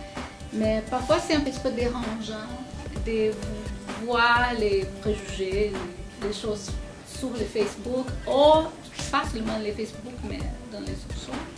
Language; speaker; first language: French; non-native, fluent; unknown